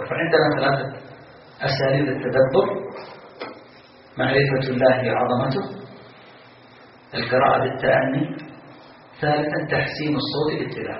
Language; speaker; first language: Arabic; native; Arabic